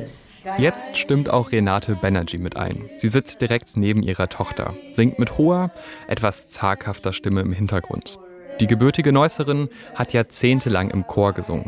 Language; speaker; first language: German; native; German